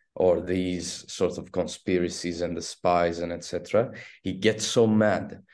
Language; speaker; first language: English; non-native, fluent; Turkish